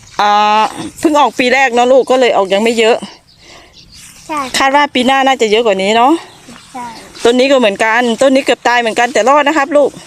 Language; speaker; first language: Thai; native; Thai